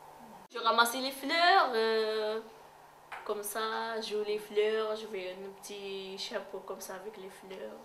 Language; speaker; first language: French; non-native, learner; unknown